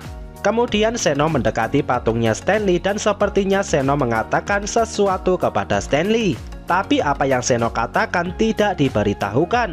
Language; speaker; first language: Indonesian; native; Indonesian